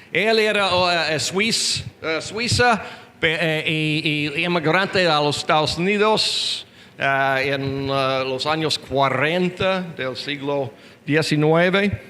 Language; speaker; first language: Spanish; non-native, learner; English